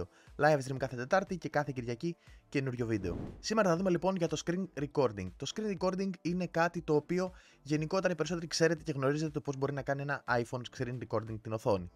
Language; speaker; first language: Greek; native; Greek